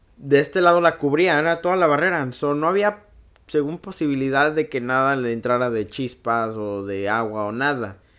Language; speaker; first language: Spanish; native; Spanish